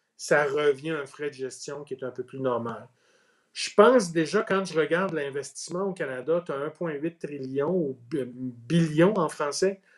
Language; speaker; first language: French; native; French